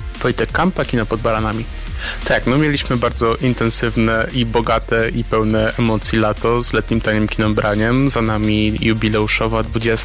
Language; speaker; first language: Polish; native; Polish